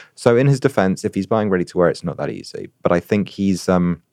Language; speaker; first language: English; native; English